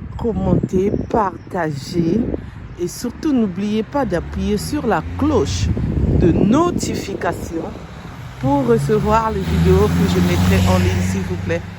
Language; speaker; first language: French; non-native, local second language; Lingala